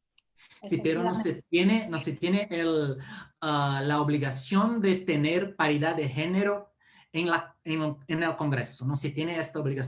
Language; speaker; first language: Spanish; non-native, fluent; Portuguese